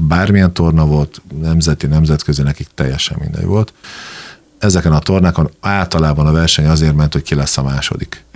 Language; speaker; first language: Hungarian; native; Hungarian